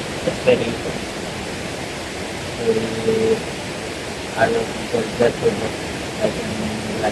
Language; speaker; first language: English; non-native, learner; Indonesian